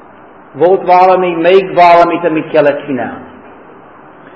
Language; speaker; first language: Hungarian; non-native, fluent; English